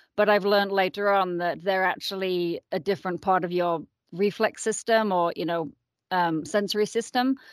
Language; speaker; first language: English; native; English